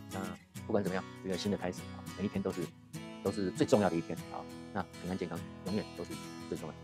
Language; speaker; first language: Chinese; native; Chinese